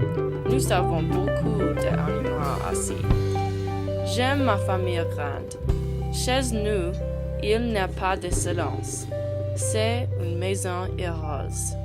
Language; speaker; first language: French; non-native, learner; English